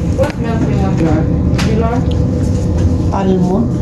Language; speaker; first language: English; non-native, learner; Filipino